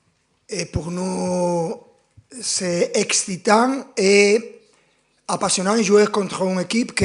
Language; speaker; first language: French; non-native, fluent; Spanish